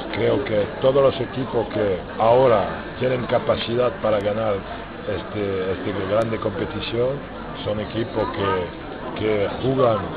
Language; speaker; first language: Spanish; non-native, fluent; French